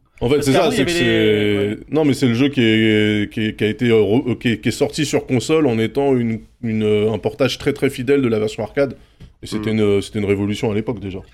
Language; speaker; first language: French; native; French